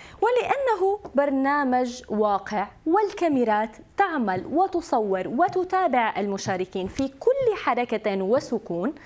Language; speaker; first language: Arabic; native; Arabic